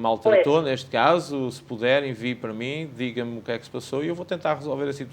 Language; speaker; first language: Portuguese; native; Portuguese